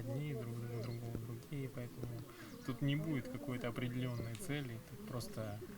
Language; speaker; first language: Russian; native; Russian